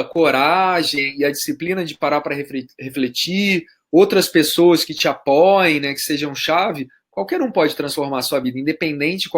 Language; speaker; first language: Portuguese; native; Portuguese